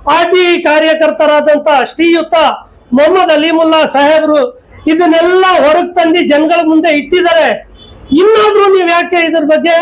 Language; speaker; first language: Kannada; non-native, local second language; Urdu